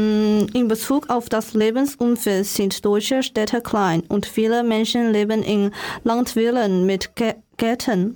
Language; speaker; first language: German; non-native, learner; Chinese